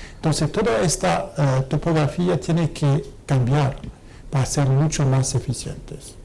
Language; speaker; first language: Spanish; non-native, fluent; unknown